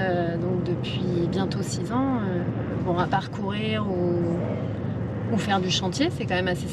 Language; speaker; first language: French; native; French